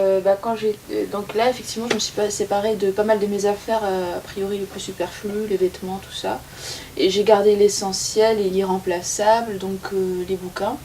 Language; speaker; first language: French; non-native, local second language; Arabic